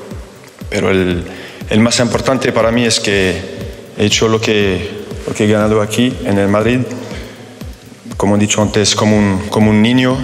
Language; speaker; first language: Spanish; non-native, fluent; French